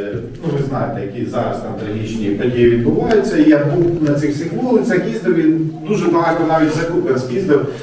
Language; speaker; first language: Ukrainian; native; Ukrainian